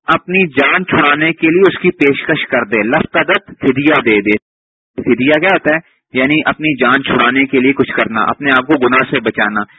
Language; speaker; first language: Urdu; native; Urdu